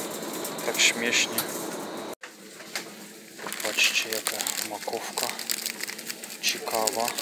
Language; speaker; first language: Polish; non-native, fluent; Russian